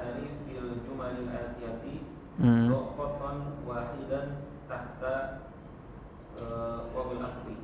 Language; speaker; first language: Arabic; non-native, learner; Indonesian